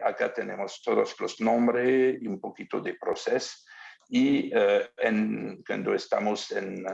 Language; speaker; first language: Spanish; non-native, learner; French